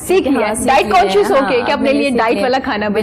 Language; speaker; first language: Urdu; native; Urdu